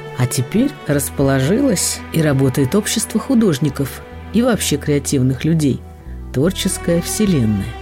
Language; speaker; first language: Russian; native; Russian